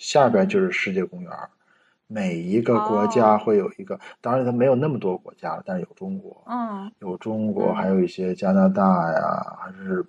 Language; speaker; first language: Chinese; native; Chinese